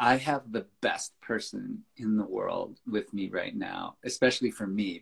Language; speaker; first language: English; native; English